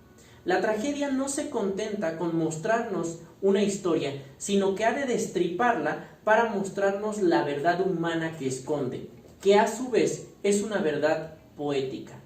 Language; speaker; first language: Spanish; native; Spanish